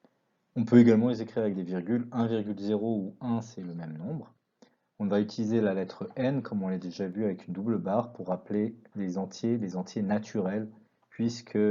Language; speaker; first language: French; native; French